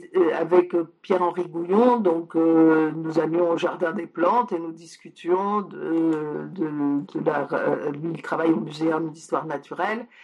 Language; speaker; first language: French; early bilingual, other home language; Polish